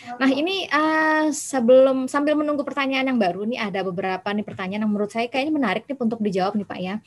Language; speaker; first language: Indonesian; native; Indonesian